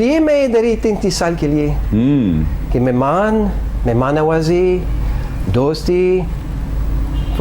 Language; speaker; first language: Hindi; non-native, learner; English